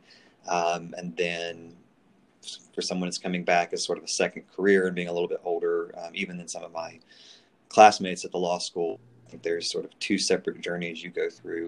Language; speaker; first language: English; native; English